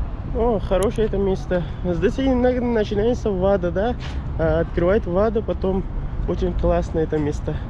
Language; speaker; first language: Russian; non-native, learner; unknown